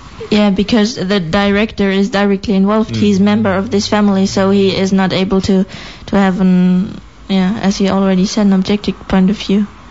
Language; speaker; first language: English; non-native, fluent; German